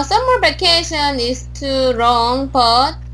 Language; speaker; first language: English; non-native, learner; Korean